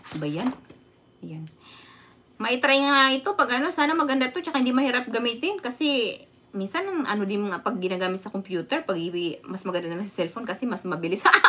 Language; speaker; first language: Filipino; non-native, local second language; Cebuano